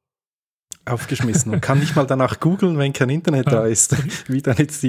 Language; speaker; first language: German; native; German